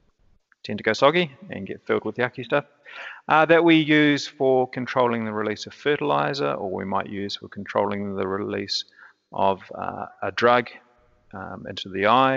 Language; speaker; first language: English; native; English